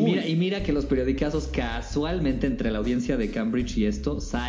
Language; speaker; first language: Spanish; native; Spanish